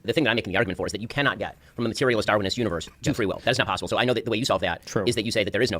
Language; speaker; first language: English; native; English